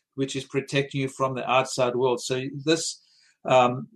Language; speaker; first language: English; native; English